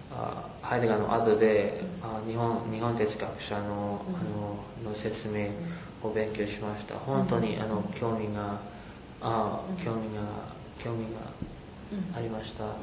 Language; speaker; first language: Japanese; non-native, learner; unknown